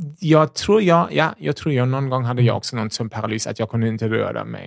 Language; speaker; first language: Swedish; non-native, fluent; German